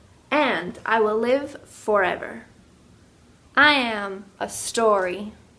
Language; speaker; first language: English; native; English